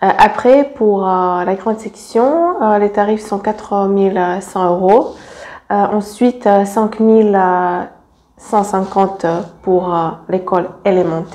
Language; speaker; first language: French; non-native, fluent; Serbian